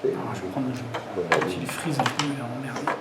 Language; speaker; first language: French; native; French